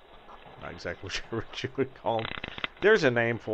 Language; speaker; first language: English; native; English